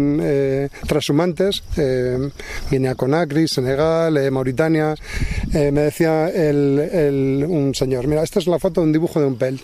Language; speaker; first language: Spanish; native; Spanish